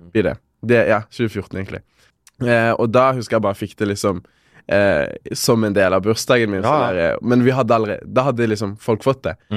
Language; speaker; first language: Norwegian; early bilingual, other home language; Kinyarwanda